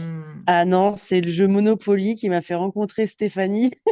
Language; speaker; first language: French; native; French